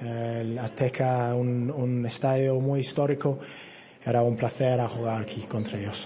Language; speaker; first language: Spanish; non-native, learner; English